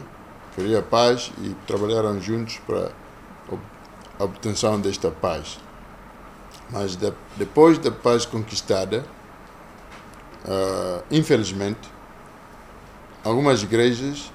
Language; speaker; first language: Portuguese; non-native, local second language; Kongo